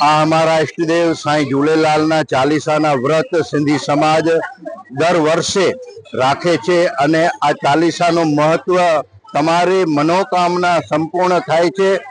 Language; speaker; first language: Gujarati; non-native, local second language; Sindhi